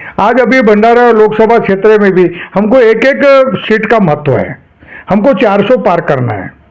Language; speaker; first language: Hindi; non-native, local second language; Marathi